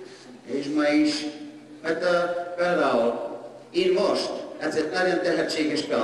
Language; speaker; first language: Hungarian; non-native, learner; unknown